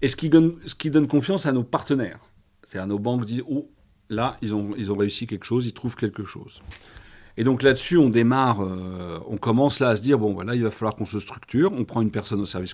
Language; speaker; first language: French; native; French